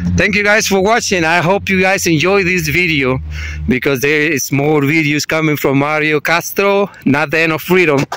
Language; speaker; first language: English; non-native, fluent; Spanish